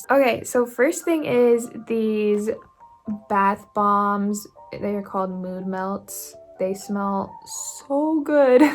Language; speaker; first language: English; native; English